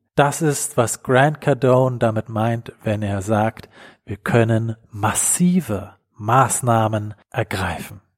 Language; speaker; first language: German; native; German